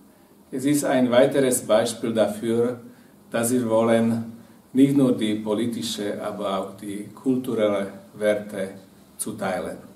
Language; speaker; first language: German; non-native, fluent; Slovak